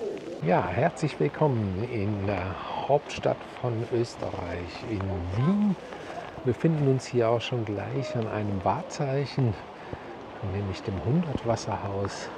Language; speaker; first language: German; native; German